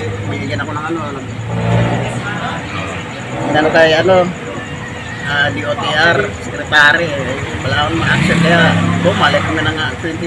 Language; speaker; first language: Filipino; native; Filipino